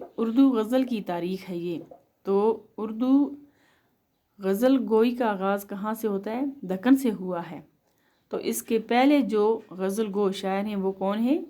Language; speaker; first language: Urdu; non-native, local second language; Kashmiri